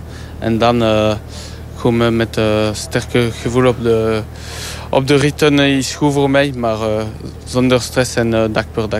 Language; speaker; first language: Dutch; non-native, learner; French